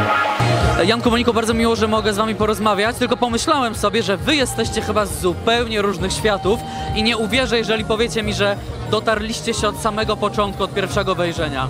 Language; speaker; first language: Polish; native; Polish